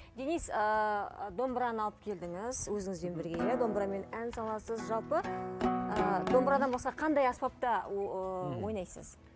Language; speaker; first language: Kazakh; native; Kazakh